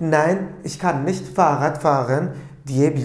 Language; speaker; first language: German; non-native, fluent; Turkish